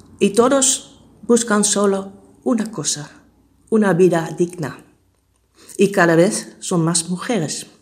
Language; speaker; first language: Spanish; non-native, fluent; Dutch